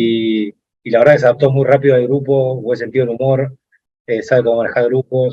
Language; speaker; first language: Spanish; native; Spanish